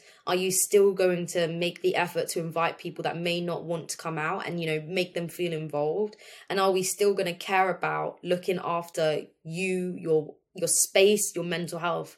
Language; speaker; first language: English; native; English